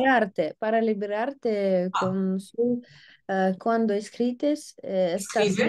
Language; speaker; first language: Spanish; non-native, learner; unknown